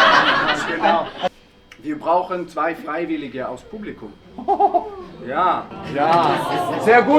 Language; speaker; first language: German; non-native, learner; Norwegian